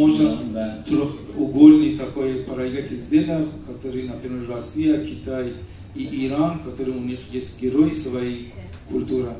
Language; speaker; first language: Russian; non-native, learner; Persian